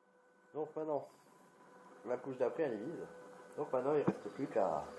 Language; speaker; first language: French; native; French